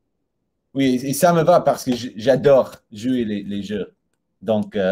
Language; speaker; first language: French; non-native, learner; English